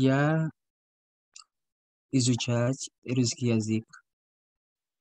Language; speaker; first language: Russian; non-native, learner; Indonesian